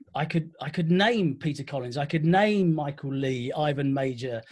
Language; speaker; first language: English; native; English